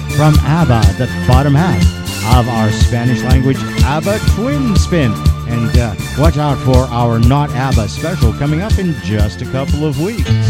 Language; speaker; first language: English; native; English